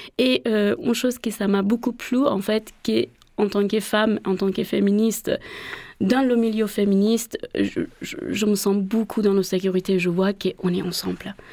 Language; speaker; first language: French; non-native, fluent; Persian